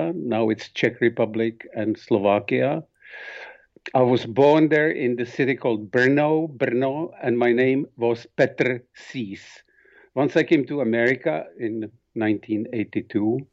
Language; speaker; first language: English; non-native, fluent; Czech